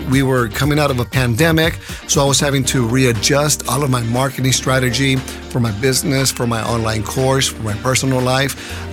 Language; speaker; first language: English; early bilingual, other home language; Spanish